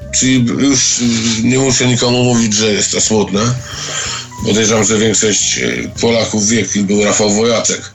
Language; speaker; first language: Polish; native; Polish